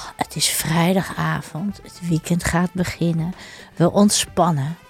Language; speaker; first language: Dutch; early bilingual, other home language; Indonesian